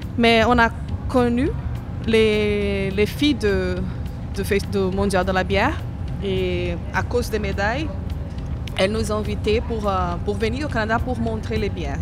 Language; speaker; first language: French; non-native, fluent; Portuguese